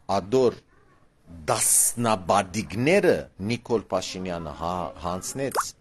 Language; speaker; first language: Armenian; early bilingual, heritage; Armenian